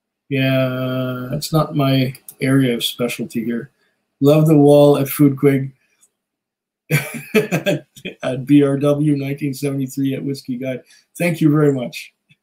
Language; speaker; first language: English; native; English